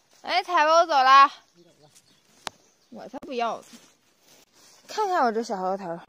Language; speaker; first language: Chinese; native; Chinese